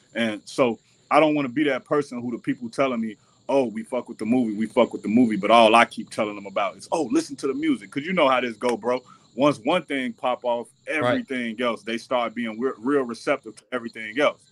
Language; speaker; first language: English; native; English